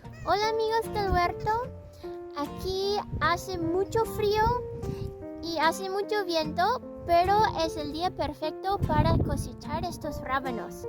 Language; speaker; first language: Spanish; non-native, fluent; English